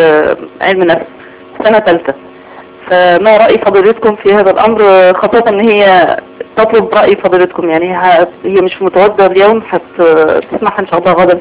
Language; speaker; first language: Arabic; native; Arabic